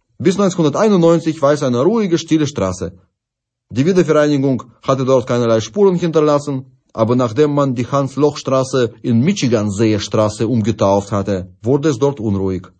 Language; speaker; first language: German; non-native, fluent; Russian